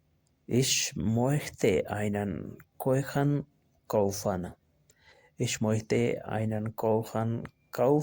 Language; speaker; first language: German; non-native, learner; Urdu